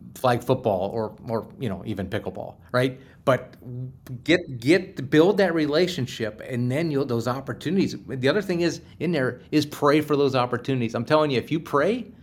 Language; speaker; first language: English; native; English